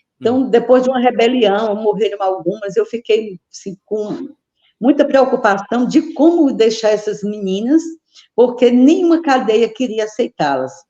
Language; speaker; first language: Portuguese; native; Portuguese